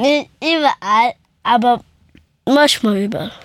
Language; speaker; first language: German; early bilingual, other home language; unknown